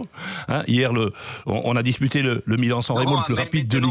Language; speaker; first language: French; native; French